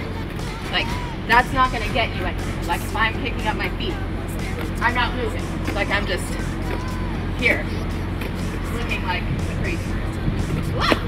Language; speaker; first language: English; native; English